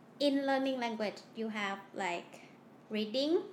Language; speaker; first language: English; non-native, learner; Thai